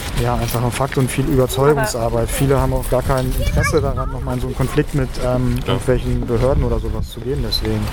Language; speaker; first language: German; native; German